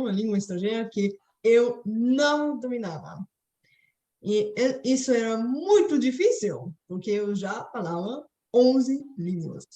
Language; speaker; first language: Portuguese; non-native, fluent; Bulgarian